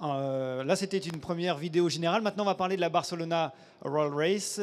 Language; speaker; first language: French; native; French